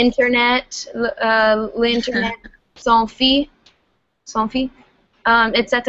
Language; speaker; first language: French; non-native, learner; English